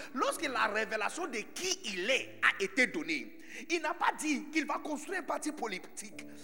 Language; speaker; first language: French; non-native, fluent; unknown